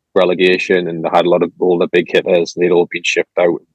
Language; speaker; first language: English; native; English